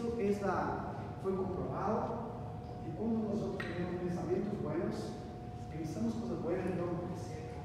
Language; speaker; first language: Spanish; non-native, learner; Portuguese